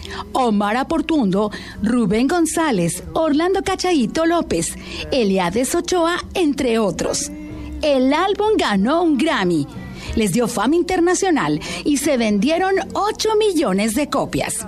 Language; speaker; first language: Spanish; native; Spanish